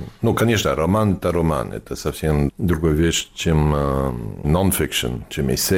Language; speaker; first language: Russian; non-native, fluent; English